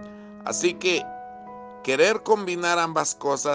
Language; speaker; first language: Spanish; native; Spanish